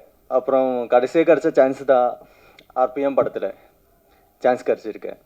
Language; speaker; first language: Tamil; non-native, learner; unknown